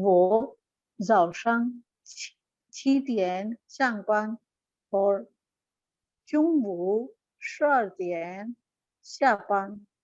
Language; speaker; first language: Chinese; non-native, fluent; Urdu